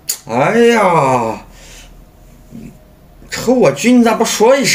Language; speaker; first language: Chinese; native; Chinese